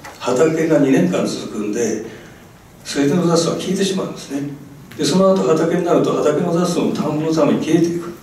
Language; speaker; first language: Japanese; native; Japanese